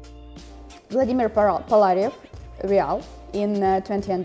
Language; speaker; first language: English; non-native, fluent; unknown